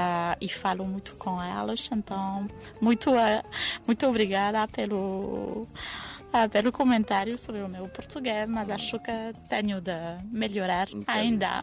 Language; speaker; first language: Portuguese; non-native, fluent; French